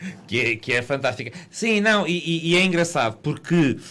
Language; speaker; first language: Portuguese; native; Portuguese